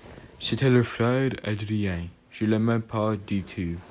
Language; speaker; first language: French; non-native, learner; English